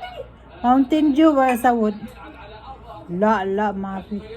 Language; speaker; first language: Arabic; non-native, learner; Filipino